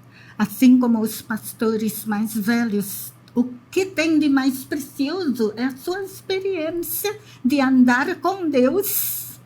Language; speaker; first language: Portuguese; non-native, fluent; Indonesian